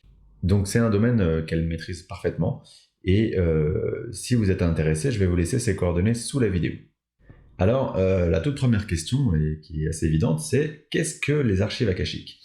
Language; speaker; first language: French; native; French